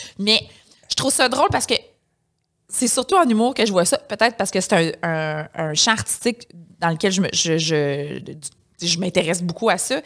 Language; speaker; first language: French; native; French